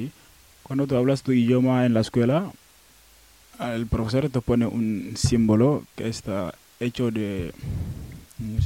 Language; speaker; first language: Spanish; non-native, local second language; Wolof